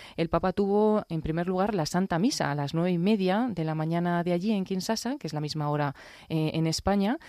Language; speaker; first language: Spanish; native; Spanish